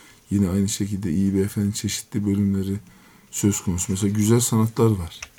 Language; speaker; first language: Turkish; native; Turkish